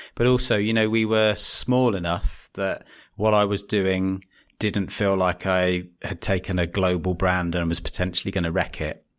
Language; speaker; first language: English; native; English